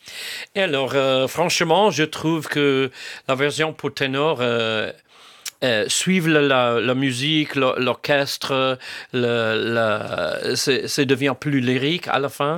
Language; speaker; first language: French; non-native, fluent; English